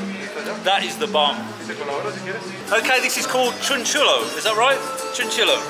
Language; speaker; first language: English; native; English